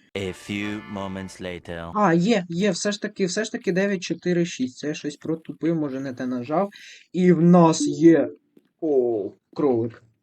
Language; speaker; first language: Ukrainian; non-native, local second language; Russian